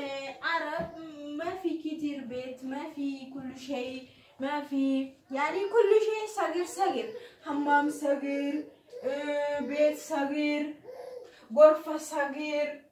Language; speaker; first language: Arabic; non-native, learner; Oromo